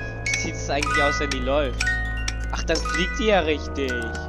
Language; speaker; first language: German; native; German